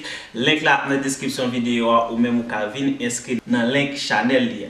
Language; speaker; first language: Portuguese; non-native, learner; Haitian Creole